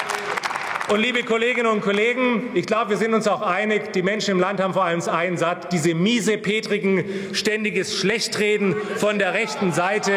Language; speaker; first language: German; native; German